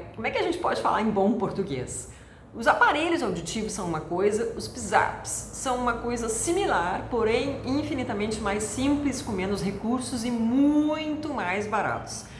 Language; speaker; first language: Portuguese; native; Portuguese